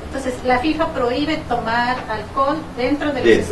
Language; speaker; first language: Spanish; native; Spanish